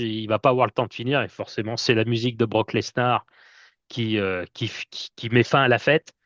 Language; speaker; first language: French; native; French